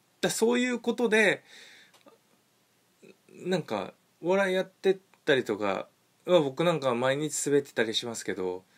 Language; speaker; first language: Japanese; native; Japanese